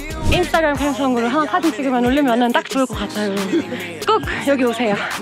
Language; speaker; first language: Korean; non-native, fluent; Turkish